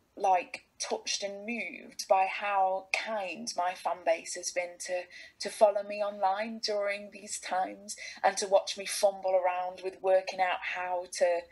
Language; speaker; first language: English; native; English